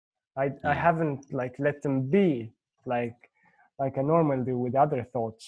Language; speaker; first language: English; non-native, fluent; Estonian